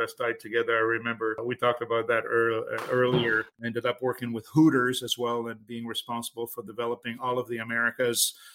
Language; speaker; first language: English; non-native, fluent; French